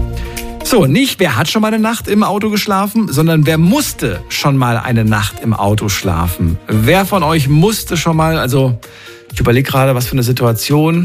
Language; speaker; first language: German; native; German